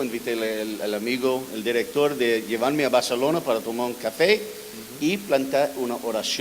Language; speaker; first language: Spanish; non-native, fluent; English